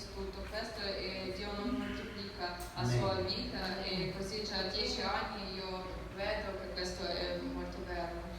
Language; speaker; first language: Italian; non-native, learner; Ukrainian